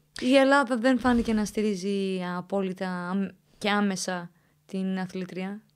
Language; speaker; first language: Greek; early bilingual, other home language; Romanian